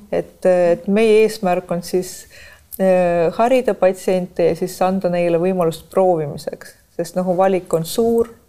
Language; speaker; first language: Estonian; non-native, local second language; Russian